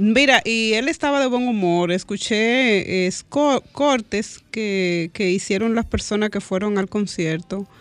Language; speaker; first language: Spanish; native; Spanish